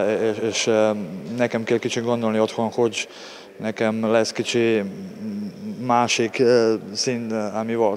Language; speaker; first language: Hungarian; non-native, learner; Serbian